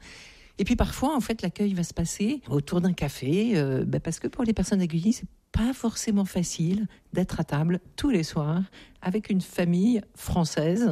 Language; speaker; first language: French; native; French